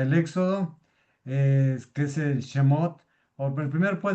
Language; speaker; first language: Spanish; native; Spanish